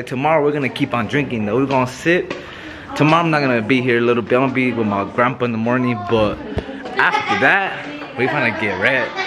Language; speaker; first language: English; early bilingual, other home language; Spanish